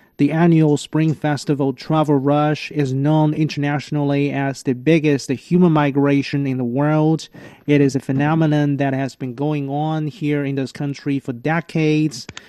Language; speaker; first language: English; non-native, fluent; Chinese